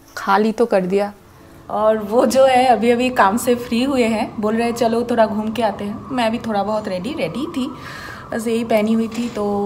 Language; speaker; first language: Hindi; native; Hindi